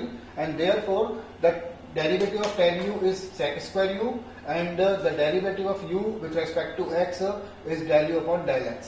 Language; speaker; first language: English; non-native, local second language; Hindi